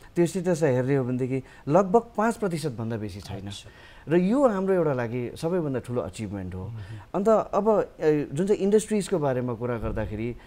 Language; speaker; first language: Nepali; native; Nepali